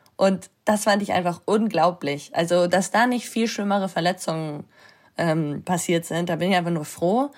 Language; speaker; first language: German; native; German